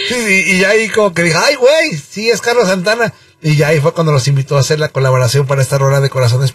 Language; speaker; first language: Spanish; native; Spanish